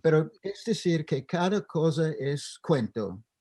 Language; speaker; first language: Spanish; non-native, fluent; English